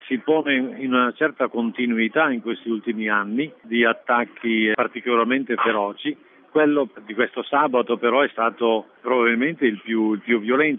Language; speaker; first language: Italian; native; Italian